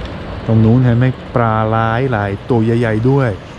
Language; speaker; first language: Thai; non-native, learner; Swiss German